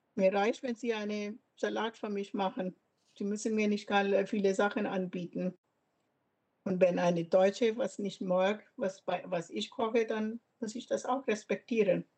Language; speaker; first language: German; non-native, fluent; Punjabi